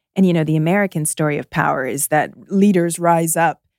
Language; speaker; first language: English; native; English